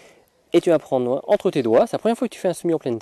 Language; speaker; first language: French; native; French